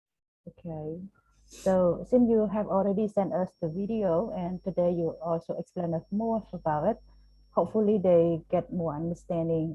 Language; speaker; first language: English; non-native, fluent; Khmer